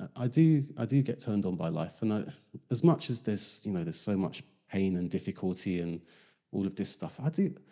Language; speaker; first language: English; native; English